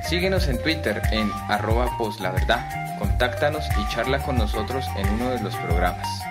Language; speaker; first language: Spanish; native; Spanish